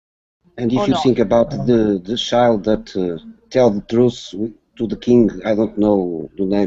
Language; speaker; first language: English; non-native, learner; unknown